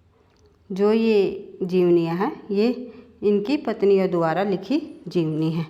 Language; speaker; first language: Hindi; native; Hindi